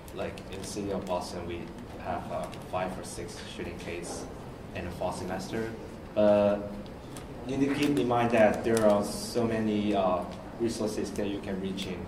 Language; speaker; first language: English; non-native, fluent; Chinese